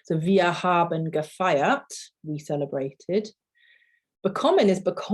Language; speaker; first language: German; non-native, fluent; English